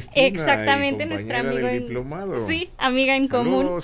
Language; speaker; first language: Spanish; early bilingual, heritage; Spanish